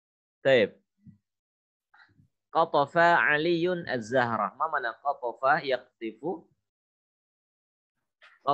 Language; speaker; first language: Arabic; non-native, fluent; Indonesian